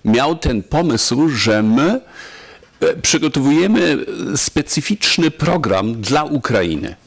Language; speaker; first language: Polish; non-native, fluent; German